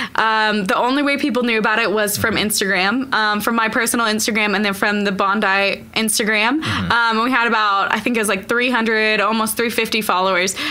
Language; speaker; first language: English; native; English